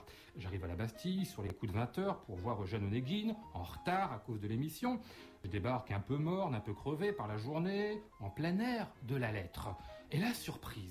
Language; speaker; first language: French; native; French